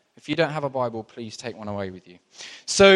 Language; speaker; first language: English; native; English